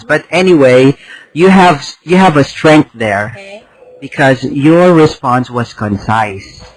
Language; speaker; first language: English; non-native, fluent; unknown